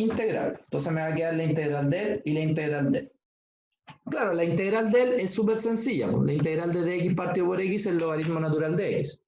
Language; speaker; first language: Spanish; native; Spanish